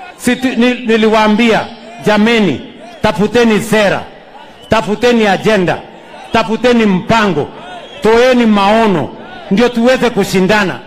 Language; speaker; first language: Swahili; non-native, local second language; Kalenjin